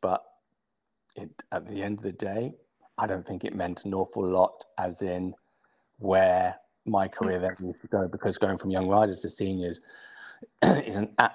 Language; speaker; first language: English; native; English